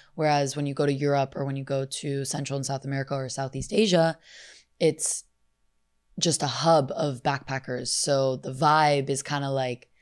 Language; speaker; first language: English; native; English